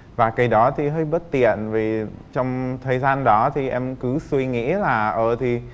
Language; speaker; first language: Vietnamese; non-native, fluent; Czech